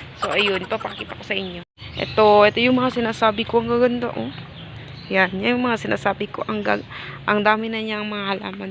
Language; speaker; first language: Filipino; non-native, local second language; Cebuano